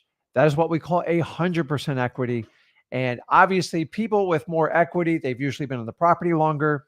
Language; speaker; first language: English; native; English